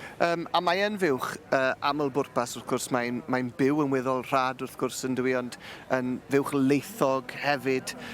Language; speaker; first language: Welsh; native; Welsh